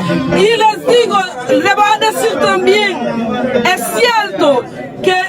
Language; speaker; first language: Spanish; non-native, fluent; Haitian Creole